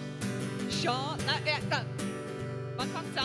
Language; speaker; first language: German; native; German